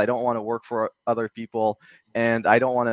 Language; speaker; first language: English; early bilingual, other home language; Arabic